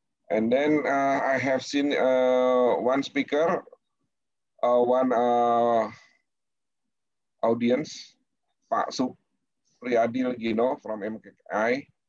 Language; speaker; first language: English; non-native, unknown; Indonesian